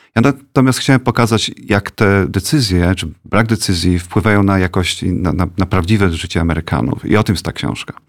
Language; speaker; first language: Polish; native; Polish